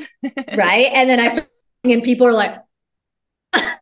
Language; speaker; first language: English; native; English